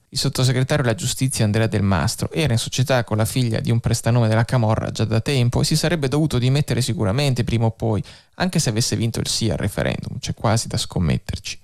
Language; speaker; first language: Italian; native; Italian